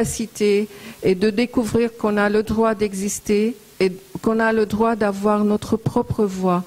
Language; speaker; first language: French; non-native, fluent; Arabic